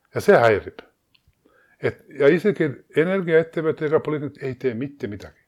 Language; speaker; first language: Estonian; non-native, fluent; Swedish